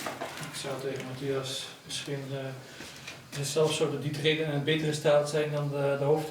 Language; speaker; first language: Dutch; native; Dutch